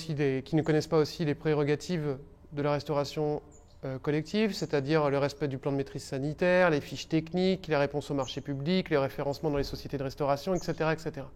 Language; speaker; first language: French; native; French